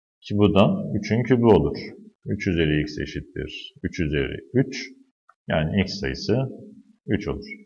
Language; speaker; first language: Turkish; native; Turkish